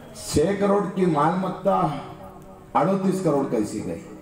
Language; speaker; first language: Hindi; non-native, local second language; Marathi